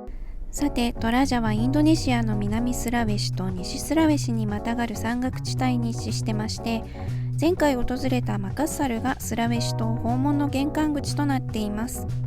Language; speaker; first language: Japanese; native; Japanese